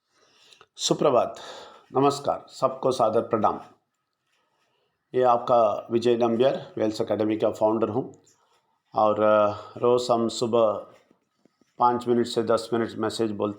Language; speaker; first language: Hindi; non-native, local second language; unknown